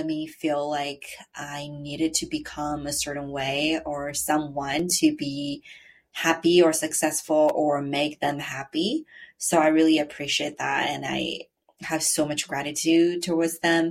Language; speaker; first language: English; non-native, fluent; Chinese